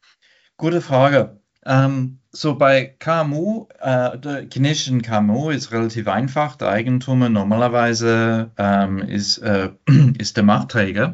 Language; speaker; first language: German; non-native, fluent; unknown